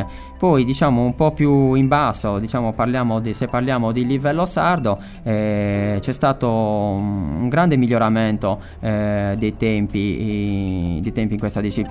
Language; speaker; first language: Italian; native; Italian